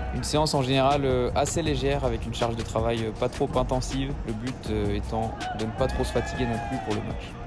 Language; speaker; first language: French; native; French